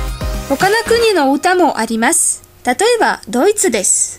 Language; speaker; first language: Japanese; non-native, fluent; Russian